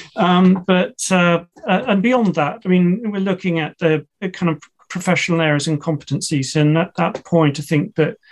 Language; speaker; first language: English; native; English